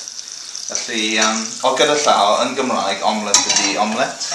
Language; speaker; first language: Welsh; non-native, local second language; English